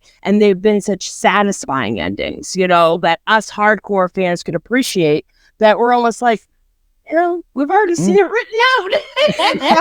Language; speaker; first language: English; native; English